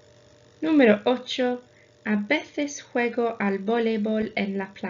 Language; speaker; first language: Spanish; non-native, fluent; English